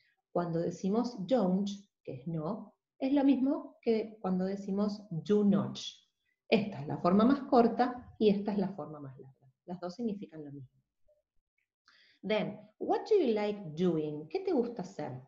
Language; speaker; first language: Spanish; native; Spanish